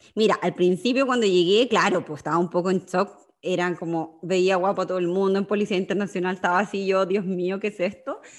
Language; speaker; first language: Spanish; native; Spanish